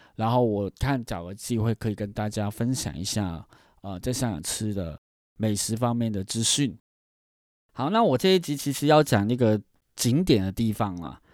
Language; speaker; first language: Chinese; non-native, fluent; Cantonese